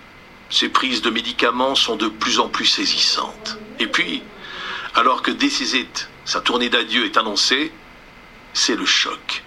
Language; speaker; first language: French; native; French